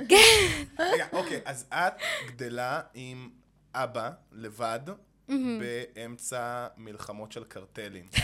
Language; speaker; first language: Hebrew; native; Hebrew